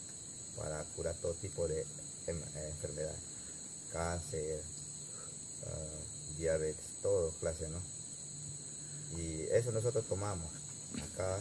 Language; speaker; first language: Spanish; non-native, local second language; Shipibo-Conibo